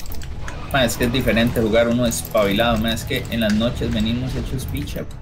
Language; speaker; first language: Spanish; native; Spanish